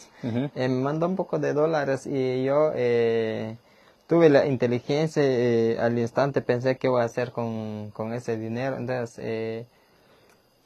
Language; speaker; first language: Spanish; non-native, local second language; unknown